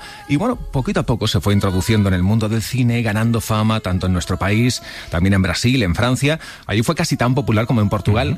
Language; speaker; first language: Spanish; native; Spanish